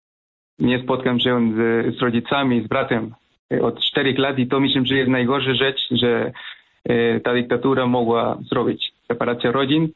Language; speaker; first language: Polish; non-native, fluent; Spanish